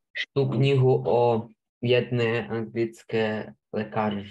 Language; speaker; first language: Czech; non-native, learner; Ukrainian